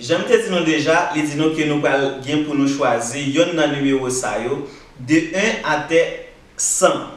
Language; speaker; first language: Portuguese; non-native, learner; Haitian Creole